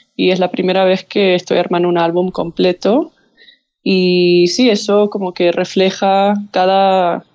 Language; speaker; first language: Spanish; early bilingual, heritage; English